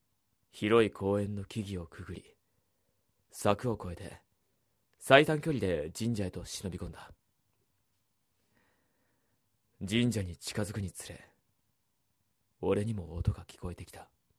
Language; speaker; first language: Japanese; native; Japanese